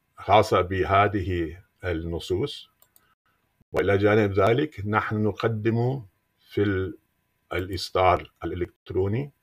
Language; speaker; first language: Arabic; non-native, fluent; German